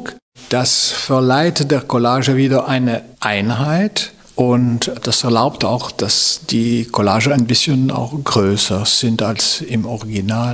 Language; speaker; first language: German; non-native, fluent; French